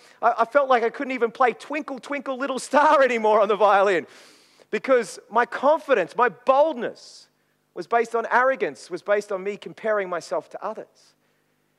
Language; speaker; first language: English; native; English